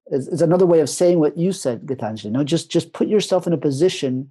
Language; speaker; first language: English; early bilingual, other home language; Spanish